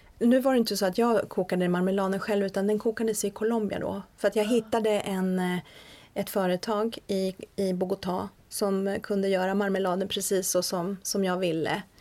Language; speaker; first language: Swedish; native; Swedish